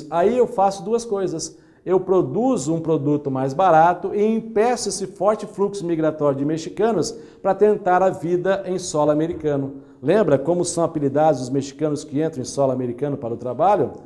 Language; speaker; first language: Portuguese; native; Portuguese